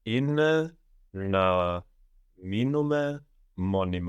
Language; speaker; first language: Greek; non-native, learner; English